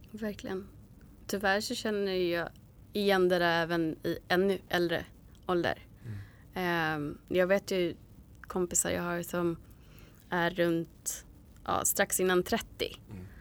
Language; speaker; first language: Swedish; native; Swedish